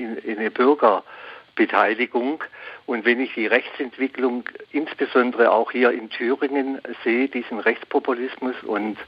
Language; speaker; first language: German; non-native, fluent; Spanish